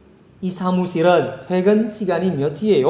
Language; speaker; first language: Korean; non-native, fluent; Indonesian